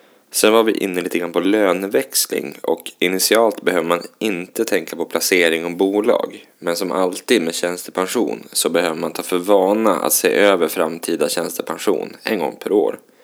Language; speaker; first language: Swedish; native; Swedish